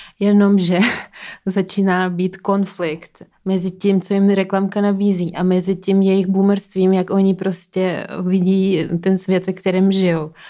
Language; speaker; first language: Czech; native; Czech